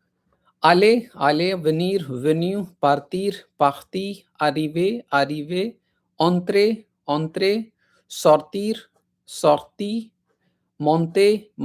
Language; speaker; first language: French; non-native, fluent; Hindi